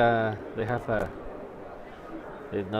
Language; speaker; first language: English; non-native, learner; Spanish